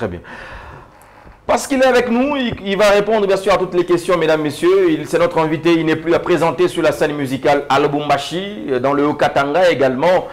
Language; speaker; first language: French; non-native, local second language; Swahili